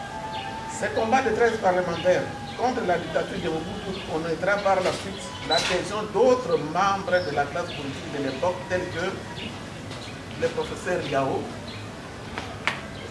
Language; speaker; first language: French; non-native, local second language; Lingala